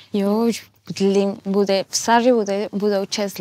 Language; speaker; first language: Czech; non-native, fluent; Spanish